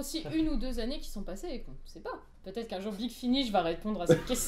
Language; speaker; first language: French; native; French